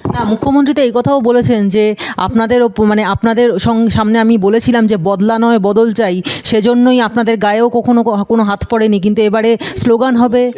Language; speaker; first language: Bangla; native; Bangla